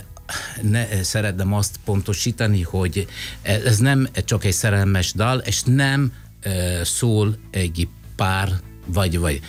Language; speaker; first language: Hungarian; non-native, fluent; Italian